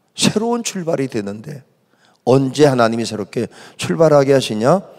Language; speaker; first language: Korean; native; Korean